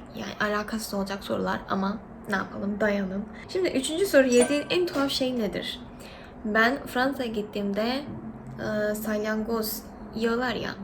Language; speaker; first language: Turkish; early bilingual, other home language; Korean